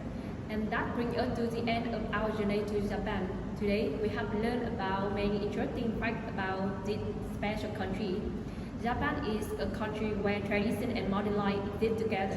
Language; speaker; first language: English; non-native, learner; Vietnamese